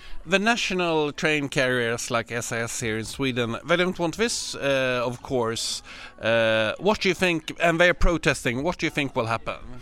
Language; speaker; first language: English; non-native, fluent; Swedish